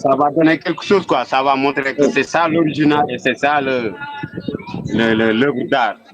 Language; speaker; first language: French; non-native, local second language; Wolof